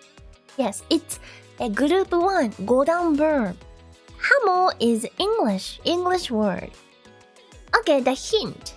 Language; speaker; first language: English; non-native, learner; Japanese